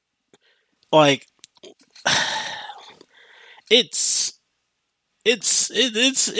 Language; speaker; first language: English; native; English